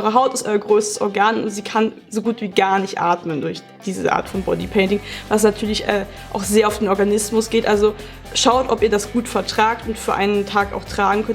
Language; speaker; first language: German; native; German